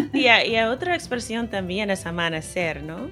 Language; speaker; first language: Spanish; non-native, fluent; English